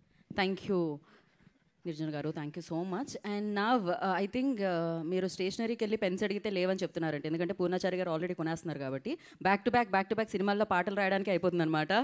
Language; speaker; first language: Telugu; native; Telugu